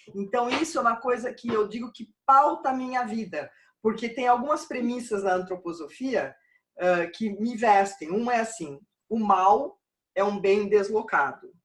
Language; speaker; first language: Portuguese; native; Portuguese